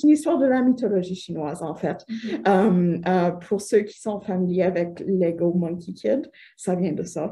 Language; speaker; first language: French; native; French